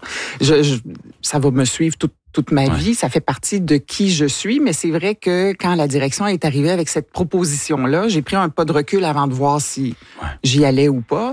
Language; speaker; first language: French; native; French